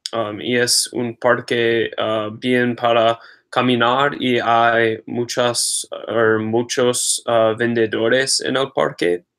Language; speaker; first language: Spanish; non-native, learner; English